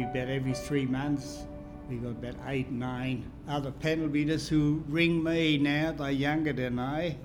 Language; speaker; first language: English; non-native, fluent; German